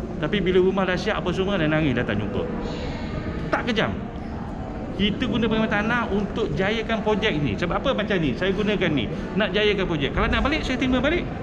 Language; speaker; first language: Malay; native; Malay